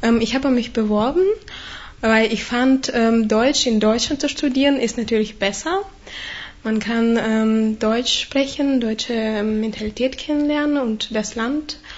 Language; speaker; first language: German; non-native, fluent; Russian